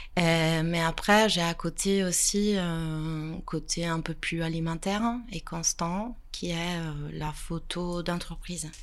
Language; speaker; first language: French; non-native, fluent; Italian